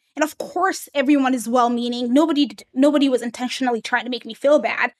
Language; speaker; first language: English; early bilingual, other home language; Amharic